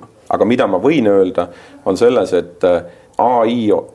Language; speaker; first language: Estonian; native; Estonian